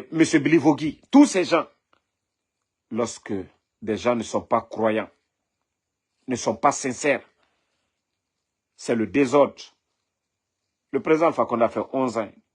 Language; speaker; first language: French; non-native, local second language; Mandingo